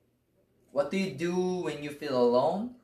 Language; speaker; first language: English; non-native, learner; Korean